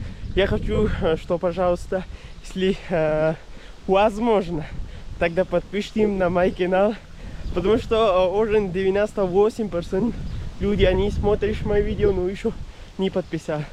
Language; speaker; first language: Russian; non-native, learner; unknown